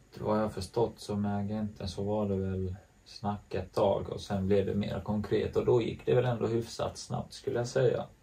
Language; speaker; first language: Swedish; native; Swedish